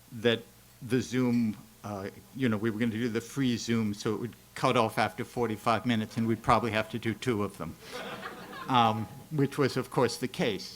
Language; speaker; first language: English; native; English